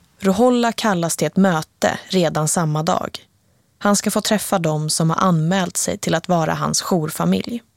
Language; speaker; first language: Swedish; native; Swedish